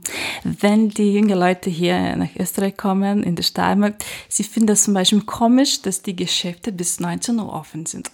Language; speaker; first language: German; non-native, fluent; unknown